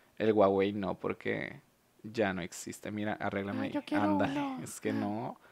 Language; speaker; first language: Spanish; native; Spanish